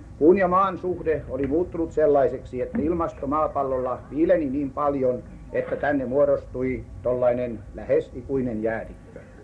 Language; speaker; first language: Finnish; native; Finnish